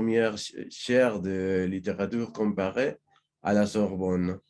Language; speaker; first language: French; non-native, learner; Spanish